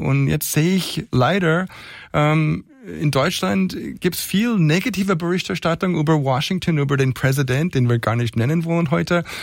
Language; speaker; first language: German; non-native, fluent; English